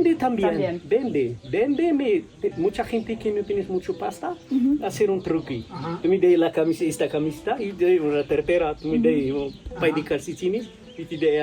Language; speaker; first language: Spanish; non-native, learner; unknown